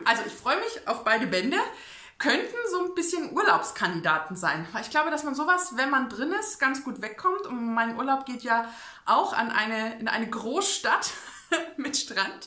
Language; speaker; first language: German; native; German